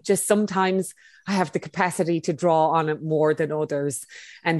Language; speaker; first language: English; native; English